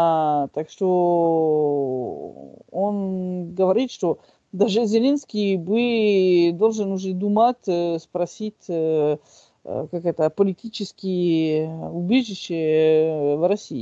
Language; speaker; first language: Russian; non-native, fluent; French